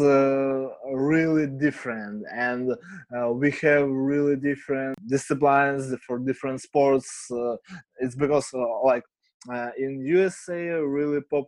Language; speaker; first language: English; non-native, learner; Ukrainian